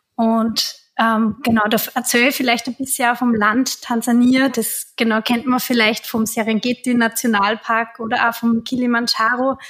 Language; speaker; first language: German; native; German